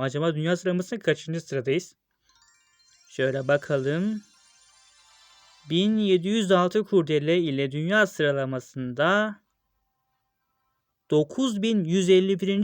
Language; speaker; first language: Turkish; native; Turkish